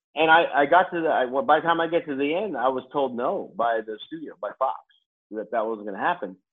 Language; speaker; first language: English; early bilingual, other home language; Filipino